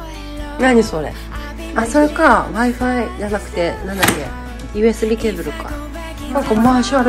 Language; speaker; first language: Japanese; native; Japanese